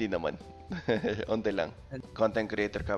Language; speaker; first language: Filipino; non-native, fluent; English